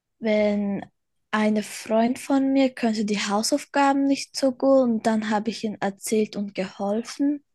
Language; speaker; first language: German; early bilingual, other home language; Turkish